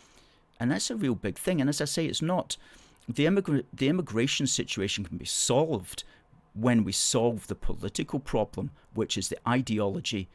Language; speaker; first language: English; native; English